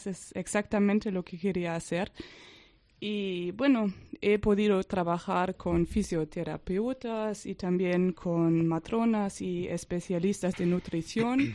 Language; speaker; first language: Spanish; non-native, fluent; German